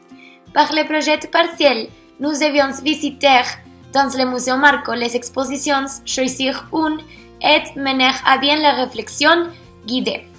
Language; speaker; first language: French; non-native, learner; Spanish